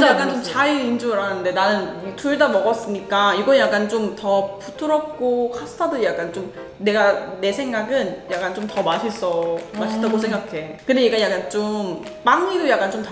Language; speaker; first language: Korean; non-native, fluent; Thai